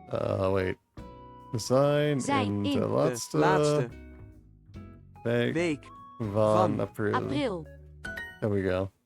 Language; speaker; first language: Dutch; non-native, learner; English